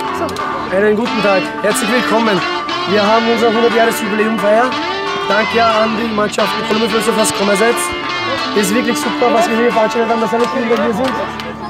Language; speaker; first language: German; native; German